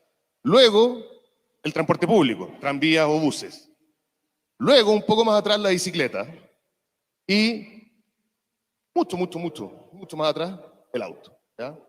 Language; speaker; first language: Spanish; native; Spanish